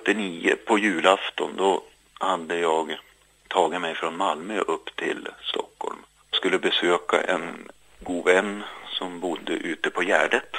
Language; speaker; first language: Swedish; native; Swedish